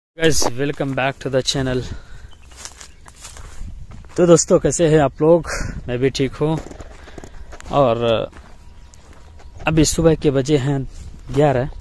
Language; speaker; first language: Hindi; native; Hindi